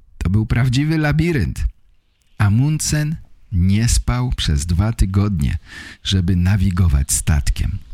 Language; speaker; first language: Polish; native; Polish